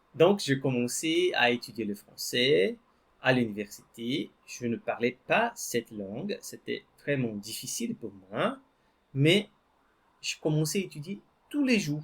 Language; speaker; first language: French; non-native, fluent; Portuguese